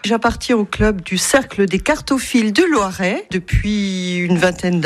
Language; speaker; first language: French; native; French